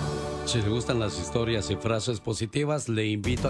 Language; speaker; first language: Spanish; native; Spanish